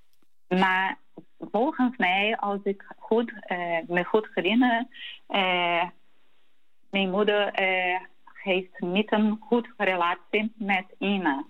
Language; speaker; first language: Dutch; early bilingual, heritage; Portuguese